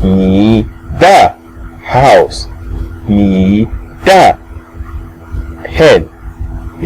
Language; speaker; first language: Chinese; non-native, fluent; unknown